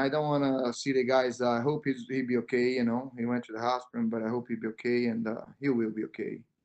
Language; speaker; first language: English; non-native, fluent; Portuguese